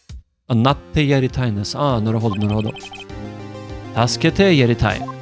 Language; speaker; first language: Japanese; non-native, learner; English